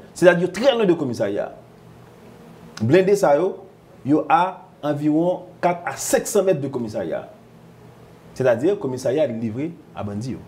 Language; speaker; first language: Haitian Creole; native; Haitian Creole